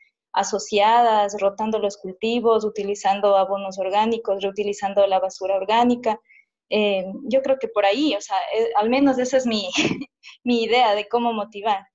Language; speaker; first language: Spanish; native; Spanish